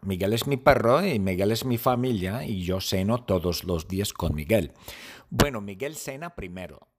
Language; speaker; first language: Spanish; non-native, learner; English